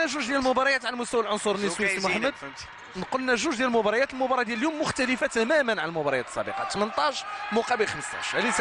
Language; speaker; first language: Arabic; native; Arabic